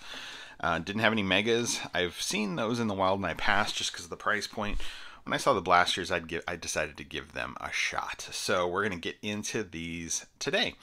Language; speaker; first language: English; native; English